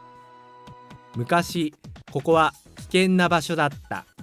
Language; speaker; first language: Japanese; non-native, learner; English